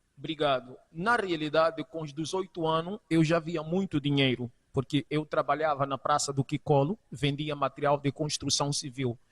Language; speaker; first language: Portuguese; native; Portuguese